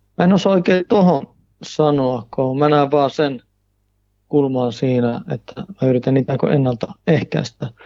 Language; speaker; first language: Finnish; early bilingual, heritage; Finnish